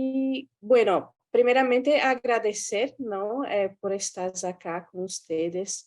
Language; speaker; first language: Spanish; non-native, fluent; Guarani